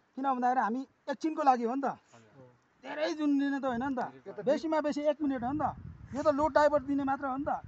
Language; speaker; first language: Nepali; non-native, local second language; Sherpa